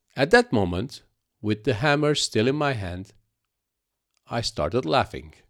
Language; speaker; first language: English; non-native, fluent; Arabic